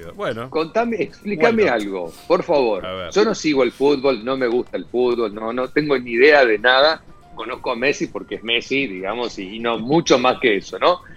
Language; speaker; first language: Spanish; native; Spanish